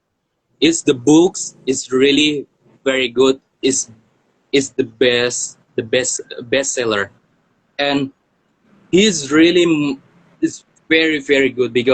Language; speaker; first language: English; non-native, learner; Indonesian